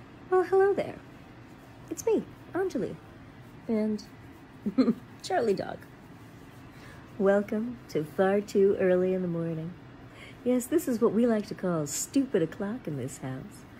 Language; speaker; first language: English; native; English